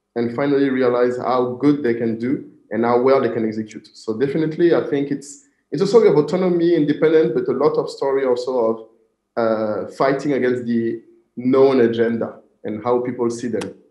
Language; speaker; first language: English; non-native, fluent; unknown